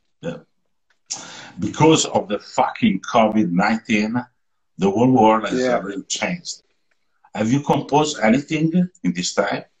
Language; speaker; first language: English; non-native, learner; Italian